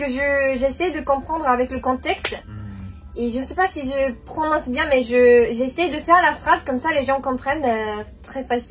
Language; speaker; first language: French; non-native, fluent; Japanese